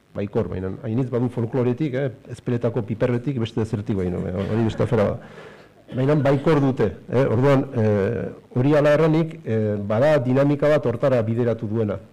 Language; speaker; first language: Basque; native; Basque